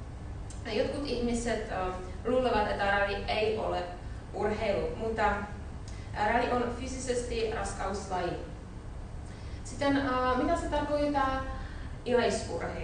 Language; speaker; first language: Finnish; non-native, learner; Czech